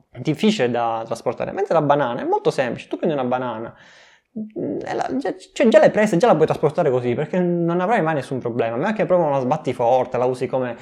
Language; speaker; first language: Italian; native; Italian